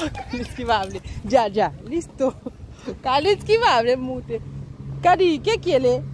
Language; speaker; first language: Spanish; non-native, learner; Haitian Creole